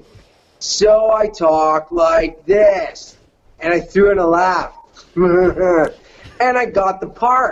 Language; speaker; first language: English; native; English